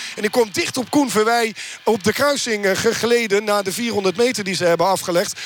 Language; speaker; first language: Dutch; native; Dutch